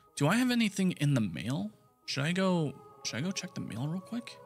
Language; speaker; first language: English; native; English